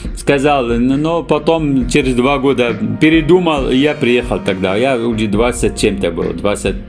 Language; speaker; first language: Russian; non-native, fluent; Arabic